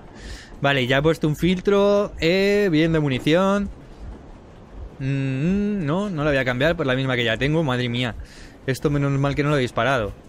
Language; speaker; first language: Spanish; native; Spanish